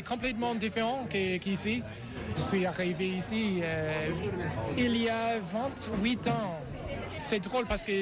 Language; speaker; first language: French; non-native, fluent; English